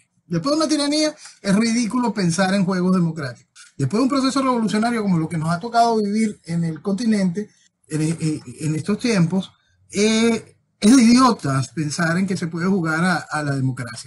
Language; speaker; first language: Spanish; native; Spanish